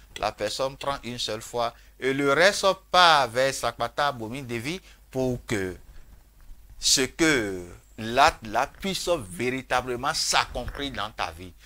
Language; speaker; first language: French; non-native, local second language; Fon